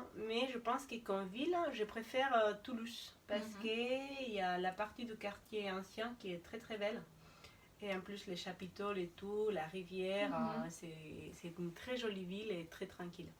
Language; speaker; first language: French; non-native, fluent; Spanish